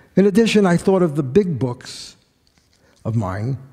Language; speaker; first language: English; native; English